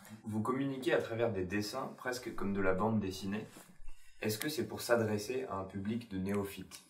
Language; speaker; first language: French; native; French